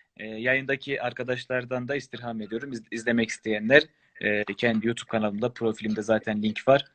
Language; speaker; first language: Turkish; native; Turkish